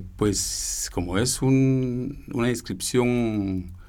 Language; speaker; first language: Spanish; native; Spanish